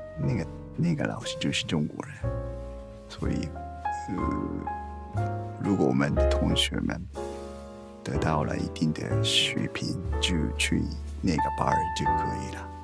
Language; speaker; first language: Chinese; non-native, learner; Japanese